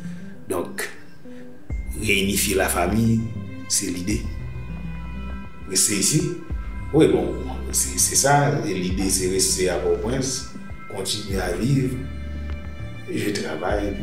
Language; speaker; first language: French; non-native, local second language; Haitian Creole